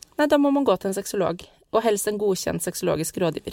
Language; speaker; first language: Norwegian; native; Norwegian